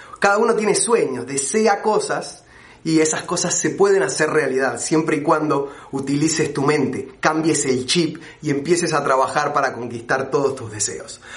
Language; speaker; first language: Spanish; native; Spanish